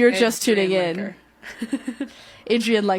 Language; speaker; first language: English; native; English